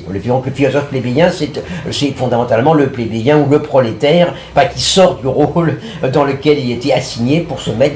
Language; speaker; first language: French; native; French